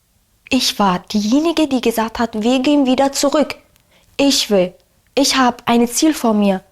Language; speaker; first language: German; early bilingual, other home language; Arabic